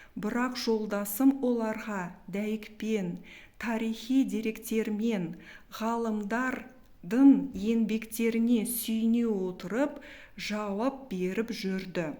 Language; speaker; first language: Kazakh; non-native, local second language; Russian